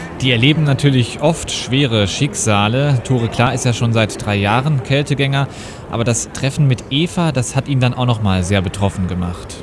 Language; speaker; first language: German; native; German